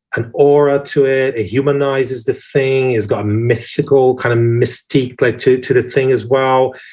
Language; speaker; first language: English; non-native, fluent; Portuguese